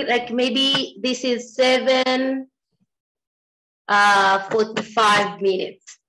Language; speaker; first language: English; non-native, local second language; Swahili